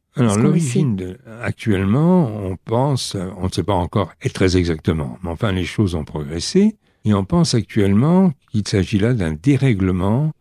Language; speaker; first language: French; native; French